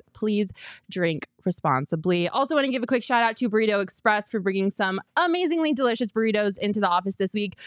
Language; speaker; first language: English; native; English